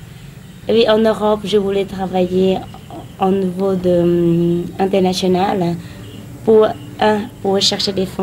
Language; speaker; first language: French; non-native, learner; Khmer